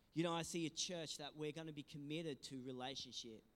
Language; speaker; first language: English; native; English